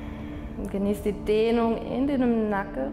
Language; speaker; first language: German; non-native, fluent; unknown